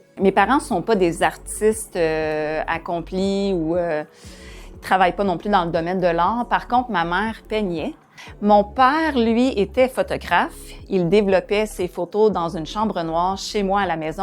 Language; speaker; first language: French; native; French